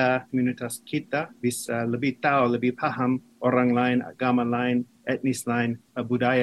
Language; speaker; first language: Indonesian; non-native, fluent; English